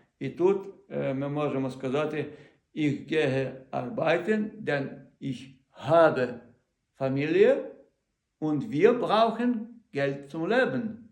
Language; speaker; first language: German; non-native, learner; Ukrainian